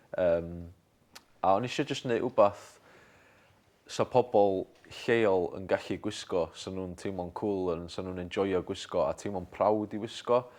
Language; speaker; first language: Welsh; native; Welsh